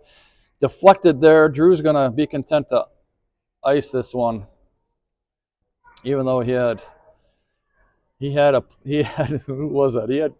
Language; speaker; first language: English; native; English